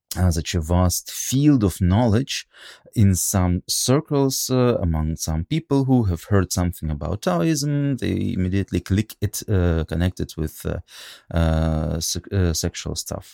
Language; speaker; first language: English; non-native, fluent; Russian